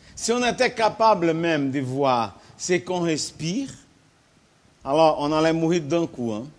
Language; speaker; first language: French; non-native, fluent; Portuguese